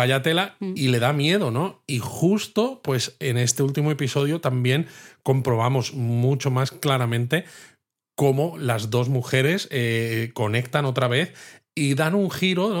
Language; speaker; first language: Spanish; native; Spanish